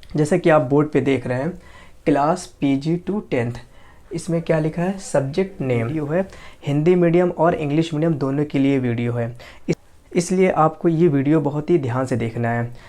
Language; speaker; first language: Hindi; native; Hindi